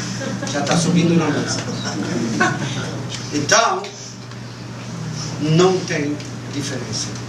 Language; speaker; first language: Portuguese; non-native, fluent; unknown